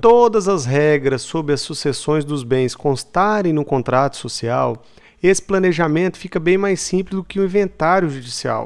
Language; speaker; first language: Portuguese; native; Portuguese